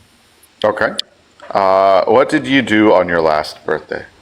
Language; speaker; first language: English; native; English